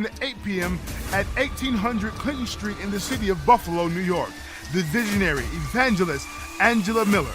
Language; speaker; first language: English; native; English